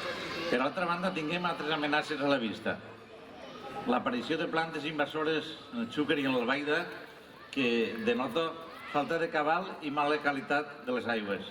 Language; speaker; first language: Catalan; native; Catalan